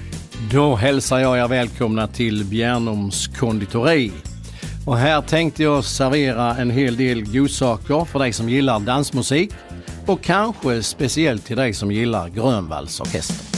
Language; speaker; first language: Swedish; native; Swedish